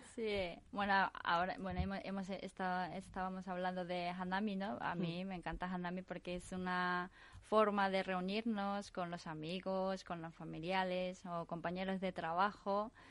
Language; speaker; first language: Spanish; non-native, fluent; Japanese